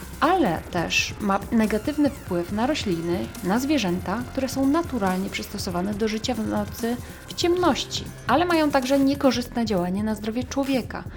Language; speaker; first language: Polish; native; Polish